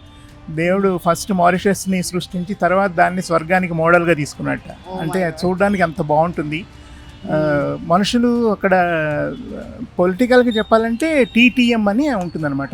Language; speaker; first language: Telugu; native; Telugu